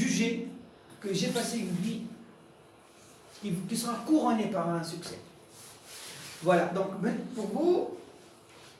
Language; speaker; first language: French; non-native, local second language; Arabic